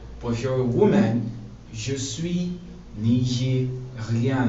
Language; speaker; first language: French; non-native, fluent; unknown